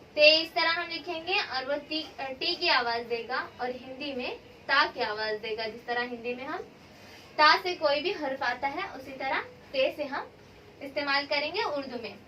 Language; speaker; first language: Hindi; native; Hindi